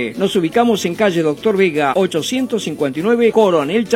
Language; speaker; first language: Spanish; native; Spanish